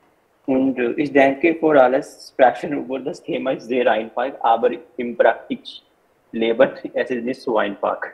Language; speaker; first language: German; non-native, learner; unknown